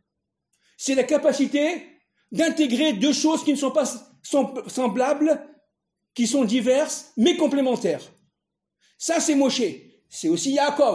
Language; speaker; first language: French; native; French